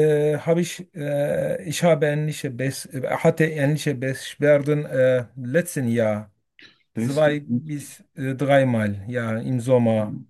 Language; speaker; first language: German; non-native, learner; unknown